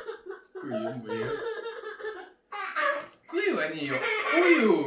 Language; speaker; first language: Korean; non-native, learner; French